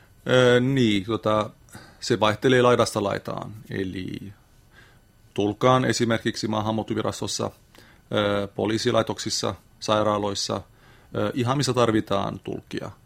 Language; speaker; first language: Finnish; non-native, fluent; Arabic